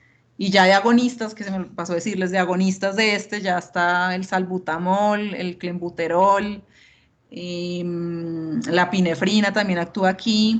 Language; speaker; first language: Spanish; native; Spanish